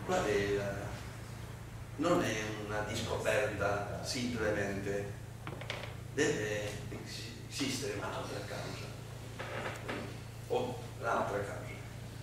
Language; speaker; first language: Italian; non-native, learner; Spanish